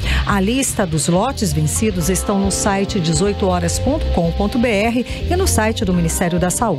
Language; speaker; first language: Portuguese; native; Portuguese